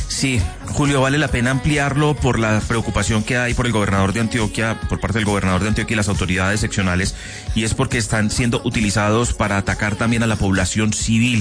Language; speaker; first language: Spanish; native; Spanish